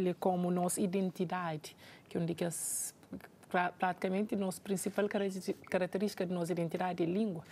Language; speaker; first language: Portuguese; non-native, local second language; Kabuverdianu